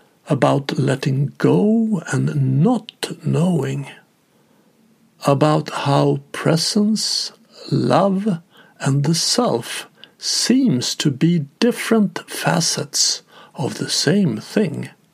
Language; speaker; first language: English; non-native, fluent; Swedish